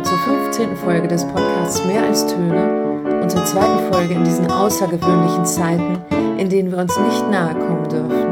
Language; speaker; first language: German; native; German